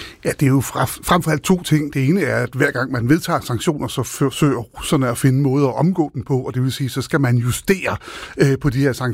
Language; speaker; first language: Danish; native; Danish